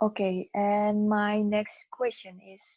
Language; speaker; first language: English; non-native, fluent; Indonesian